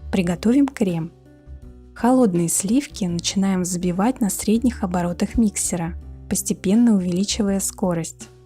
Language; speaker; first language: Russian; native; Russian